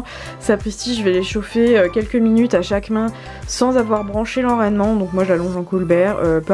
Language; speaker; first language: French; native; French